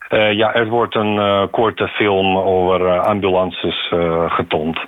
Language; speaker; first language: Dutch; non-native, fluent; Ukrainian